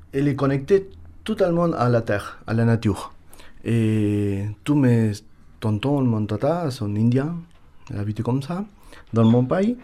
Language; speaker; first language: French; non-native, learner; Spanish